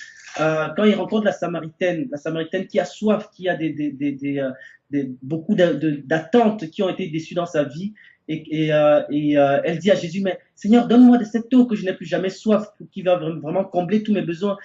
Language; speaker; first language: French; native; French